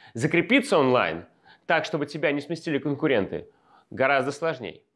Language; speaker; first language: Russian; native; Russian